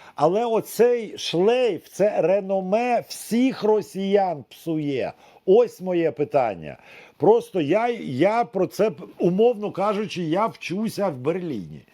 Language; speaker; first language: Ukrainian; native; Ukrainian